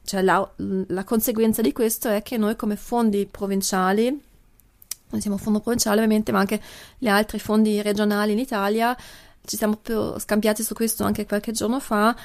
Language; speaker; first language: Italian; non-native, local second language; German